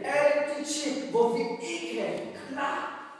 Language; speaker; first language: Danish; non-native, fluent; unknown